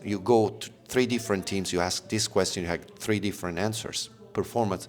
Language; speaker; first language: English; non-native, fluent; Italian